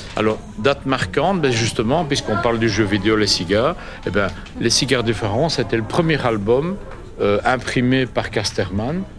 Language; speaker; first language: French; native; French